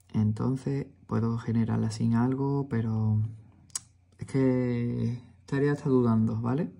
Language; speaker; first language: Spanish; native; Spanish